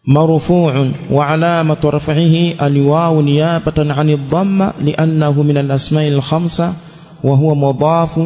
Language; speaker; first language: Arabic; non-native, fluent; Swahili